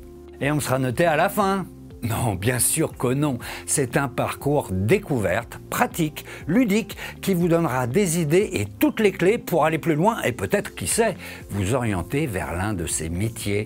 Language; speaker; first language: French; native; French